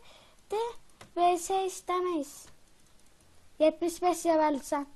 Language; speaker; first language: Turkish; native; Turkish